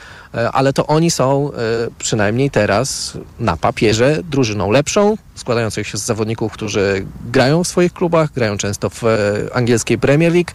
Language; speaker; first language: Polish; native; Polish